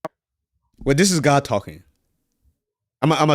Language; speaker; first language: English; native; English